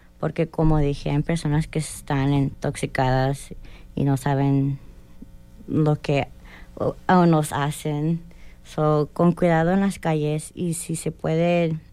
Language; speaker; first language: Spanish; early bilingual, heritage; Spanish